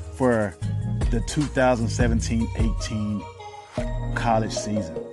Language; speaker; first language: English; native; English